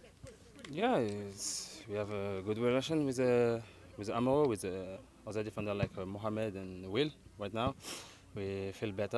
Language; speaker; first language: English; non-native, learner; French